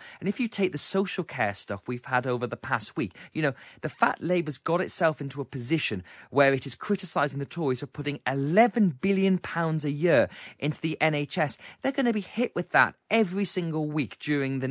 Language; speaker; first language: English; native; English